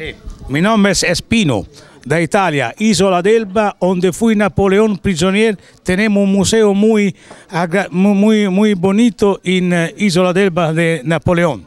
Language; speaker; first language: Spanish; non-native, learner; Italian